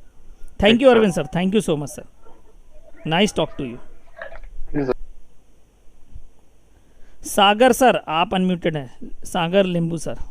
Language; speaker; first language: Hindi; native; Hindi